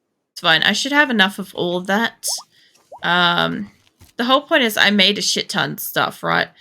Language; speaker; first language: English; native; English